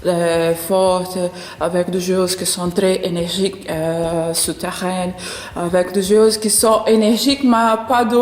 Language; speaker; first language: French; non-native, learner; Portuguese